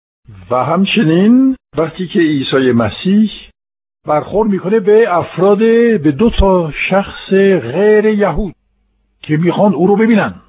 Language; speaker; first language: Persian; non-native, fluent; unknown